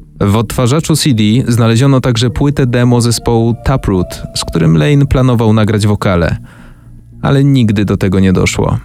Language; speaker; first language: Polish; native; Polish